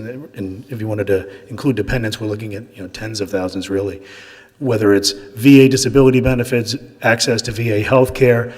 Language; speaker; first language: English; native; English